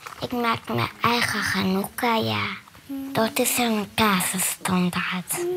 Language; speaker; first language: Dutch; early bilingual, other home language; Hebrew